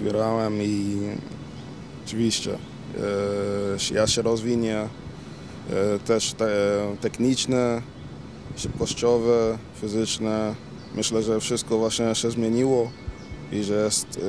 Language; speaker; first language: Polish; early bilingual, other home language; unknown